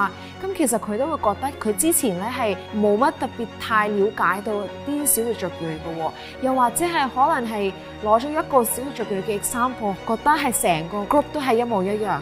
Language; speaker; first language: Cantonese; early bilingual, other home language; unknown